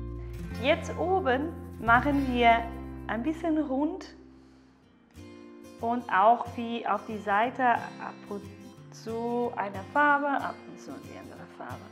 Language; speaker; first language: German; non-native, learner; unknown